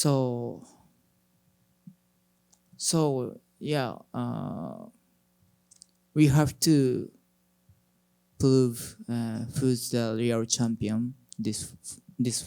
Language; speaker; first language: English; non-native, learner; Japanese